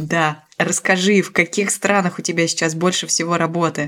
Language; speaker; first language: Russian; native; Russian